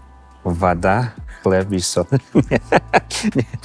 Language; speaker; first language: Russian; non-native, fluent; English